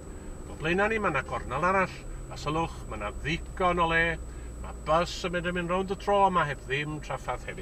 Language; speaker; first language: Welsh; native; Welsh